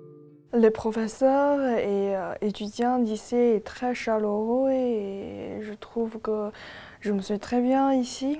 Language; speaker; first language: French; non-native, learner; Chinese